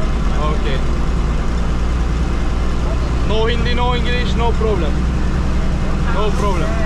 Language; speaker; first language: English; non-native, learner; Turkish